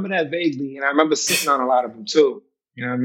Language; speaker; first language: English; native; English